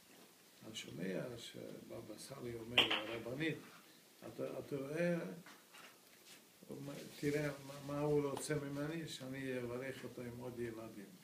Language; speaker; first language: Hebrew; non-native, fluent; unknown